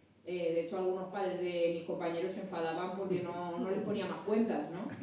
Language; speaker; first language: Spanish; native; Spanish